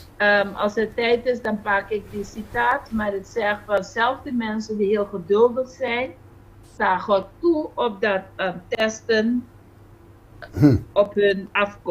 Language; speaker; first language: Dutch; non-native, fluent; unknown